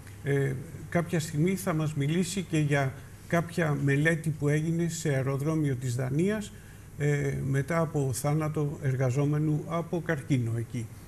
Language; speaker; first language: Greek; native; Greek